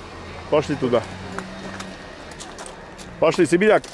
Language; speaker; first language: Russian; non-native, learner; Armenian